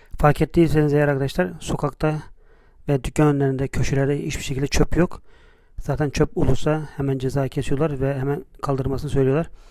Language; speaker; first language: Turkish; native; Turkish